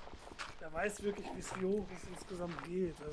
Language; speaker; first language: German; native; German